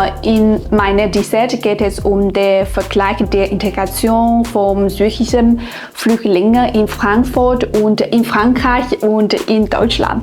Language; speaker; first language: German; non-native, fluent; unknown